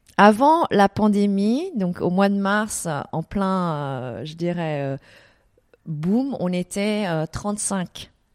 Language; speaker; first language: French; early bilingual, other home language; Vietnamese